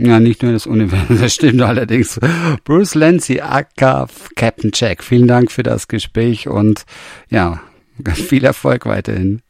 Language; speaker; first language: German; native; German